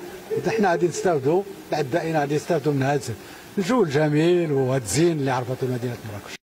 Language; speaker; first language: Arabic; native; Arabic